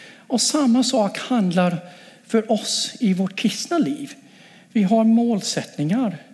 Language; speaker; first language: Swedish; non-native, fluent; English